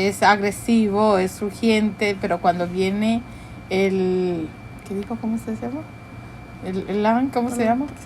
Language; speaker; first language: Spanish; early bilingual, heritage; Spanish